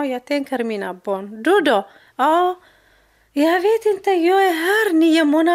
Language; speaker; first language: Swedish; non-native, learner; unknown